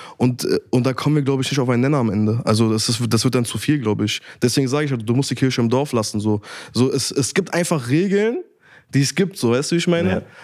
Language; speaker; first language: German; early bilingual, other home language; Turkish